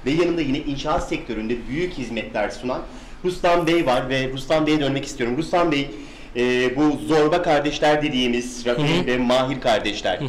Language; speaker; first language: Turkish; native; Turkish